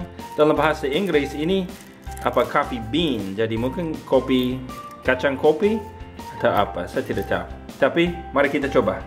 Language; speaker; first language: Indonesian; non-native, fluent; English